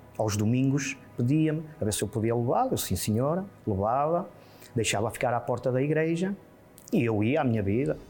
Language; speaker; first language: Portuguese; native; Portuguese